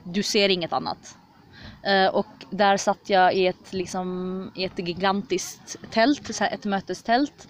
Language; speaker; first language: Swedish; early bilingual, other home language; Kurdish